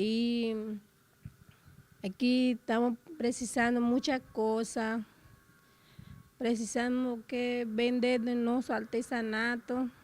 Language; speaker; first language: Portuguese; non-native, learner; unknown